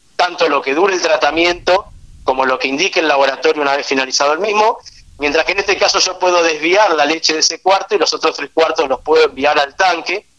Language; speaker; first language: Spanish; native; Spanish